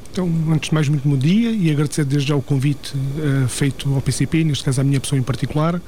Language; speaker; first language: Portuguese; native; Portuguese